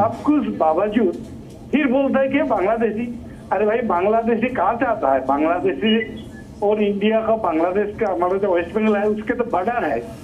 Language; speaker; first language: Hindi; non-native, local second language; Bangla